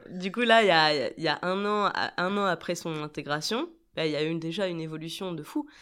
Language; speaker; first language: French; native; French